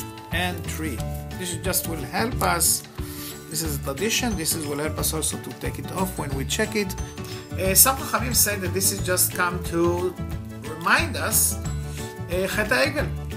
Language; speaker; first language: English; non-native, fluent; Hebrew